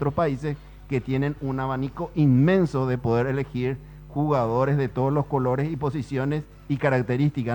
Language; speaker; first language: Spanish; native; Spanish